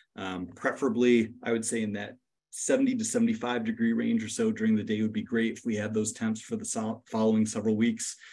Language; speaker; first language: English; native; English